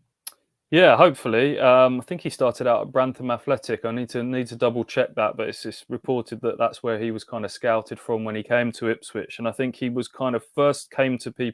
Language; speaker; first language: English; native; English